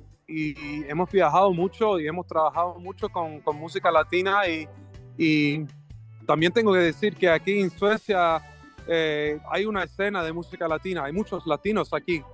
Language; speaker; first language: Spanish; non-native, fluent; Swedish